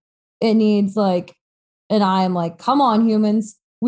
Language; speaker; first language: English; native; English